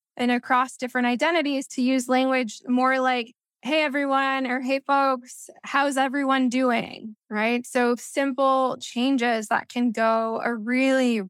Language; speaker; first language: English; early bilingual, other home language; Spanish